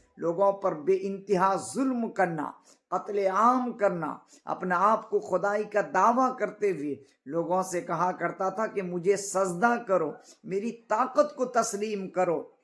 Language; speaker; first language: Urdu; native; Urdu